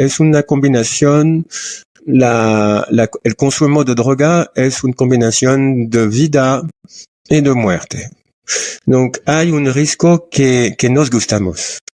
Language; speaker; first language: Spanish; non-native, learner; French